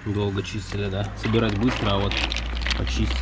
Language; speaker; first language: Russian; native; Russian